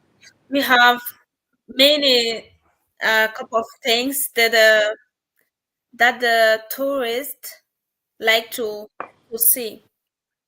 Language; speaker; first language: English; non-native, learner; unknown